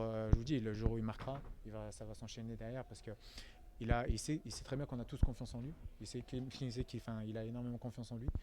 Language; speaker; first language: French; native; French